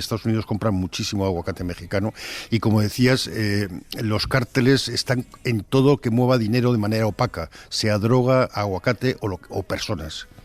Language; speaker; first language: Spanish; native; Spanish